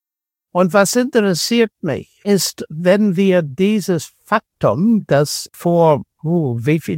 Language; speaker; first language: German; non-native, fluent; English